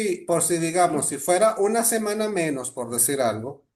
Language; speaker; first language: Spanish; native; Spanish